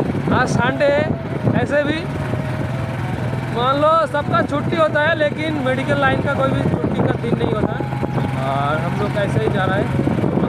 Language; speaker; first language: Hindi; non-native, local second language; Bangla